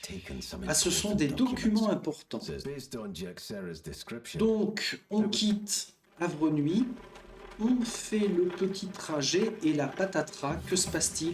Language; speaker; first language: French; native; French